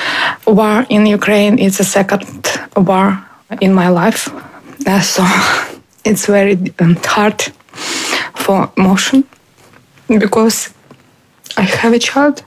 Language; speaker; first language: English; non-native, learner; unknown